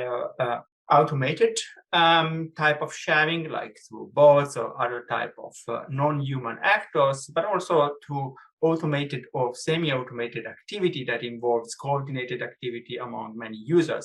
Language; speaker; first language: English; non-native, fluent; Italian